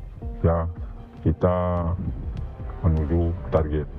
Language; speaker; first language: Indonesian; native; Indonesian